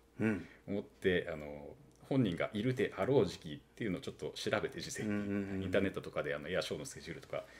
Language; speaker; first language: Japanese; native; Japanese